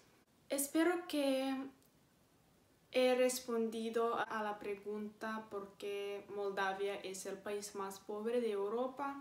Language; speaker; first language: Spanish; non-native, fluent; Romanian